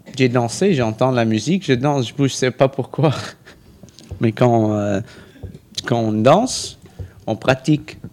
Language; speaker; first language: French; non-native, local second language; Arabic